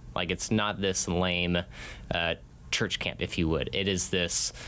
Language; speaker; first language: English; native; English